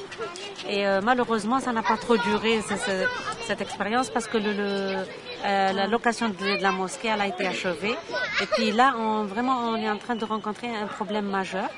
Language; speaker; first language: French; non-native, local second language; Arabic